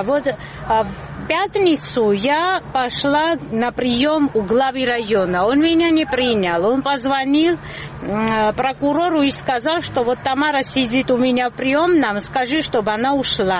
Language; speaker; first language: Russian; non-native, local second language; Georgian